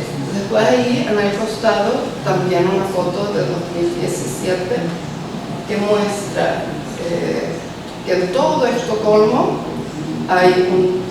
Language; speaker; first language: Spanish; early bilingual, heritage; Spanish